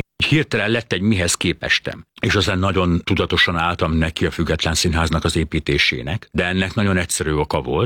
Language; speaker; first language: Hungarian; native; Hungarian